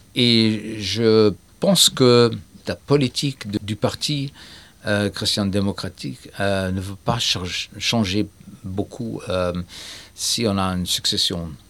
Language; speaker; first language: French; non-native, fluent; German